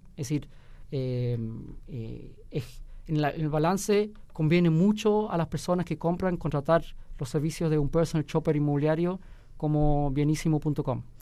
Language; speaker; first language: Spanish; early bilingual, heritage; Spanish